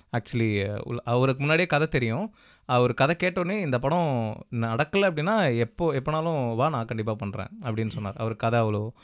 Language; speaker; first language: Tamil; native; Tamil